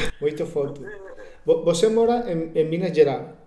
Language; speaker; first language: Portuguese; non-native, learner; Spanish